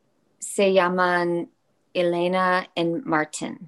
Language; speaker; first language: Spanish; non-native, learner; English